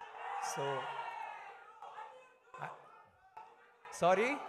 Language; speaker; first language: Telugu; non-native, learner; Tamil